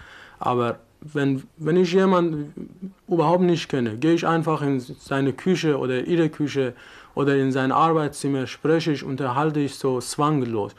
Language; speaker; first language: German; non-native, learner; Persian